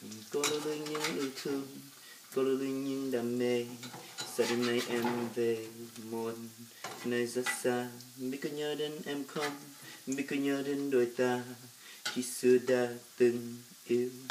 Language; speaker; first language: Vietnamese; early bilingual, heritage; Vietnamese